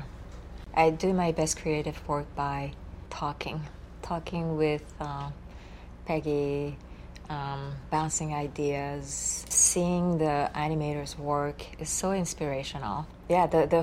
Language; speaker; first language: English; non-native, fluent; Japanese